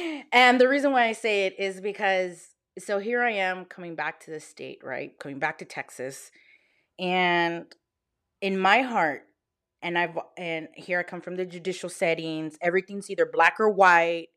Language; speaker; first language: English; early bilingual, other home language; Spanish